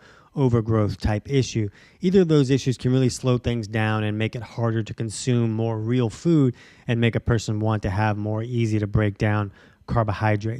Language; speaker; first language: English; native; English